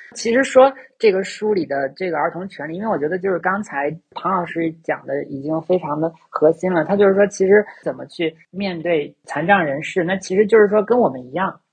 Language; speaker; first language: Chinese; native; Chinese